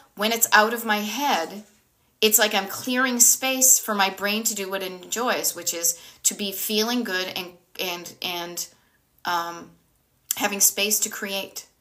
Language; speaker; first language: English; native; English